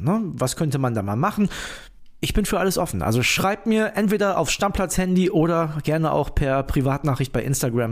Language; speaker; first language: German; native; German